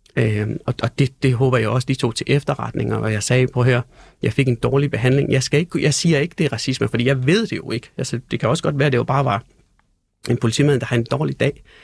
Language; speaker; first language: Danish; early bilingual, other home language; Persian